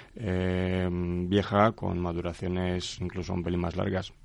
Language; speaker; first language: Spanish; non-native, fluent; Romanian